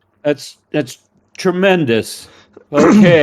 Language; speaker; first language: English; native; English